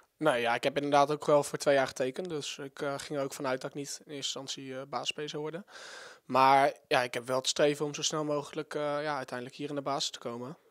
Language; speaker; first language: Dutch; native; Dutch